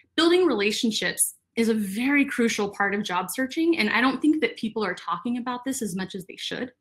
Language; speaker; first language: English; native; English